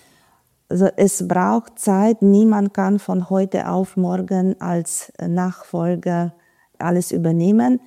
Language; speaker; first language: German; non-native, fluent; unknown